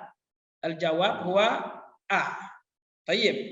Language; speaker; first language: Arabic; non-native, fluent; Indonesian